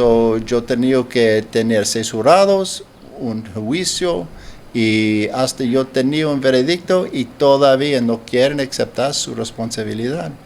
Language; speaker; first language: Spanish; non-native, learner; English